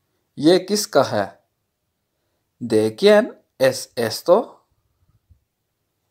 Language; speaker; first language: Spanish; non-native, learner; Urdu